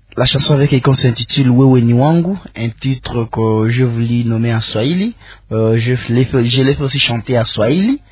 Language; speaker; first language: French; non-native, local second language; Nande